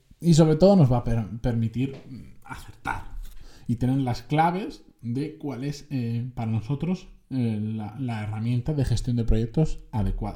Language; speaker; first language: Spanish; native; Spanish